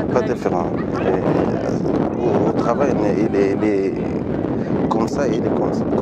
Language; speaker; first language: French; non-native, learner; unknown